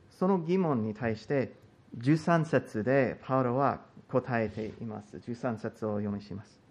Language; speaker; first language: Japanese; non-native, fluent; English